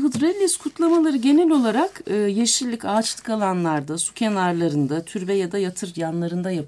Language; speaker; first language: Turkish; native; Turkish